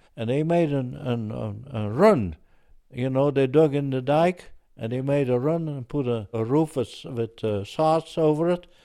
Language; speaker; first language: English; early bilingual, other home language; Dutch